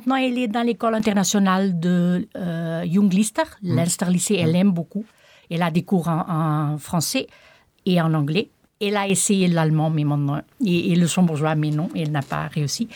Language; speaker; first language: French; non-native, fluent; Portuguese